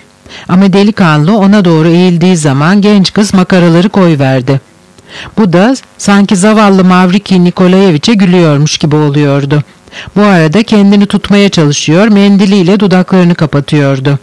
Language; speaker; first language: Turkish; native; Turkish